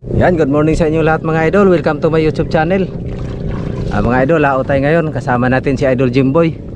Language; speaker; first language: Filipino; native; Filipino